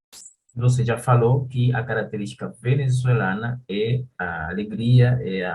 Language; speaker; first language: Portuguese; non-native, fluent; Spanish